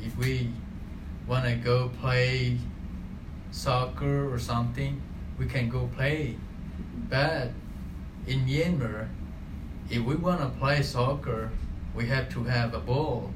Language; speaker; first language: English; non-native, learner; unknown